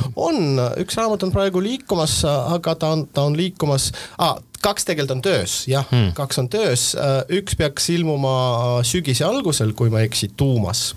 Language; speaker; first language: Estonian; non-native, local second language; Russian